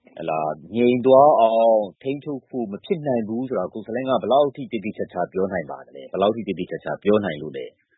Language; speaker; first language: Burmese; native; Burmese